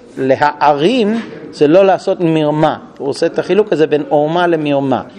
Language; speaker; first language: Hebrew; non-native, fluent; English